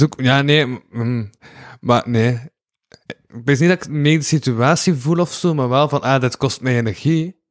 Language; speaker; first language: Dutch; native; Dutch